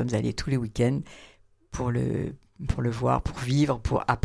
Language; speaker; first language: French; native; French